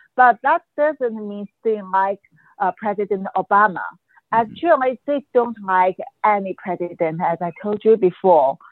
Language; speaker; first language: English; non-native, fluent; Chinese